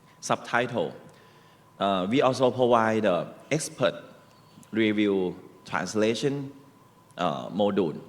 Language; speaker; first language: English; non-native, learner; Thai